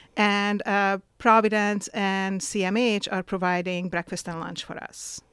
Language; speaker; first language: English; non-native, fluent; Hungarian